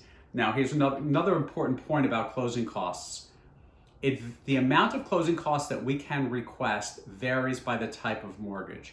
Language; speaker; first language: English; native; English